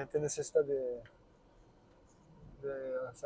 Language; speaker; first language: Spanish; non-native, learner; French